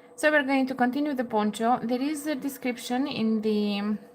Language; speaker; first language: English; non-native, fluent; Romanian